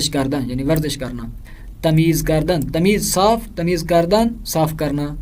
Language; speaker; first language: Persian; non-native, fluent; Urdu